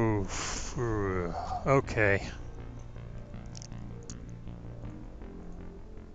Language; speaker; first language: English; native; English